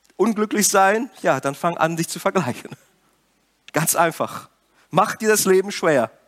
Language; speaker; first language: German; non-native, fluent; Portuguese